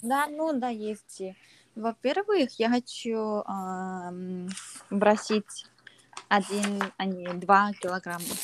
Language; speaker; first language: Russian; non-native, learner; Korean